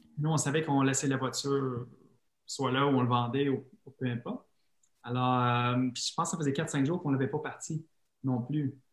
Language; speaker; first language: French; non-native, fluent; English